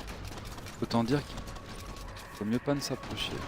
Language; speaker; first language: French; native; French